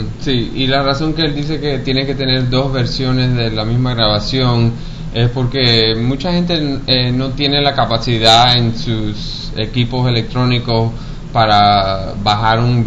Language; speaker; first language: Spanish; early bilingual, heritage; Spanish